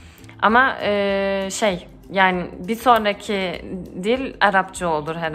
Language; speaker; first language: Turkish; early bilingual, heritage; Turkish